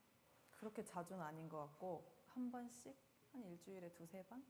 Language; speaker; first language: Korean; native; Korean